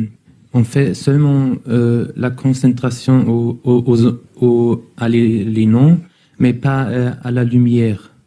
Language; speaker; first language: French; non-native, learner; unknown